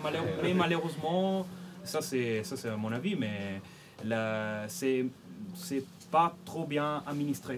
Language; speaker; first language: French; non-native, fluent; Italian